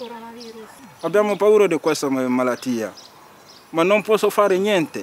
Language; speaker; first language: Italian; non-native, learner; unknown